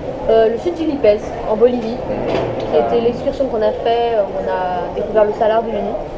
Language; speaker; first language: French; native; French